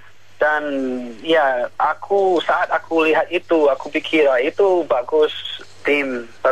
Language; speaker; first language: Indonesian; non-native, learner; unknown